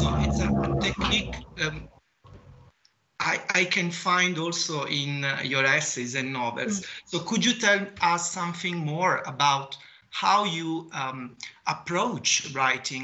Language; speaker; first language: English; non-native, fluent; Italian